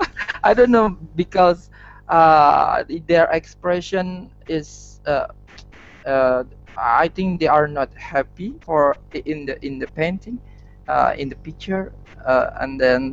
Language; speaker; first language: English; non-native, learner; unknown